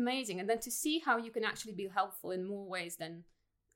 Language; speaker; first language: English; non-native, fluent; Russian